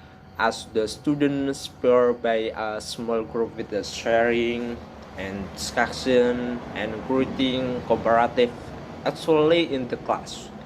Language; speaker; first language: English; non-native, learner; Indonesian